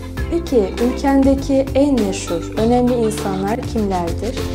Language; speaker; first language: Turkish; native; Turkish